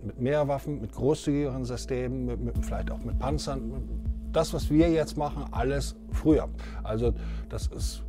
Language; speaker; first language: German; native; German